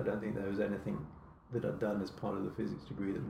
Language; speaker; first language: English; native; English